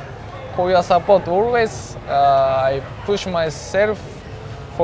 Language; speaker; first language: English; non-native, learner; Japanese